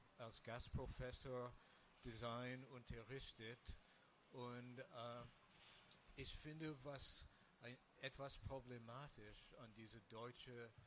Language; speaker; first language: German; non-native, fluent; English